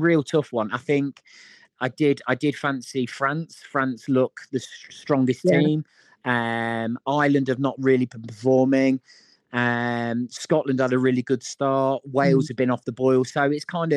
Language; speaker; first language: English; native; English